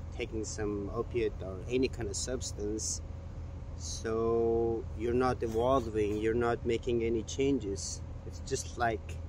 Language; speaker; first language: English; non-native, fluent; Mongolian